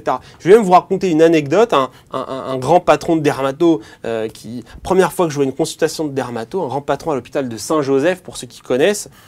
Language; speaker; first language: French; native; French